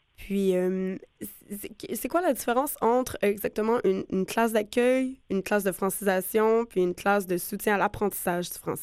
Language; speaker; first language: French; native; French